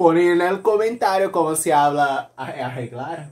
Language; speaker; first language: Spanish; non-native, learner; Portuguese